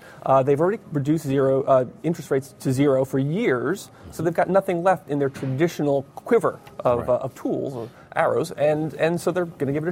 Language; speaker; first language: English; native; English